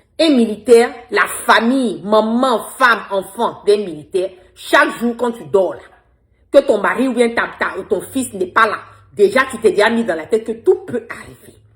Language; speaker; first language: French; non-native, local second language; Bambara